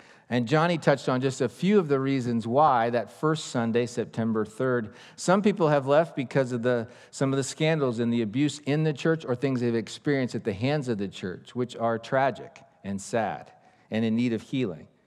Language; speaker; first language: English; native; English